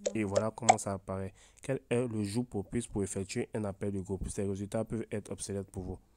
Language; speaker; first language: French; native; French